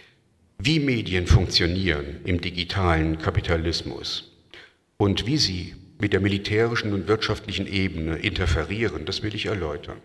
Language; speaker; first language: German; native; German